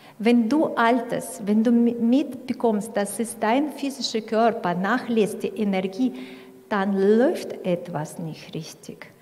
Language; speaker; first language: German; non-native, fluent; Russian